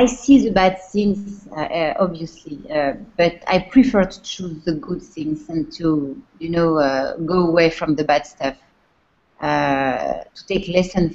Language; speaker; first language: English; non-native, fluent; French